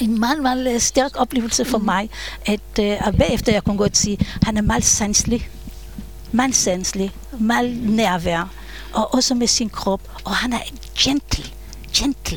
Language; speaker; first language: Danish; non-native, fluent; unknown